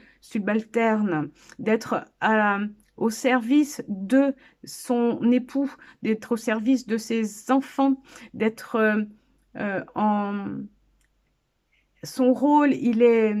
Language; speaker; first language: French; native; French